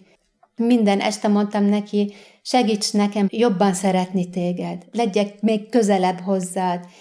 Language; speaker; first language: Hungarian; non-native, fluent; Arabic